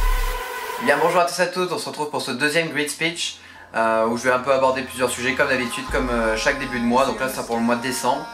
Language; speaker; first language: French; native; French